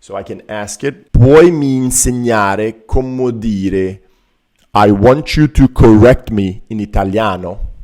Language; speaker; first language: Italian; non-native, learner; Portuguese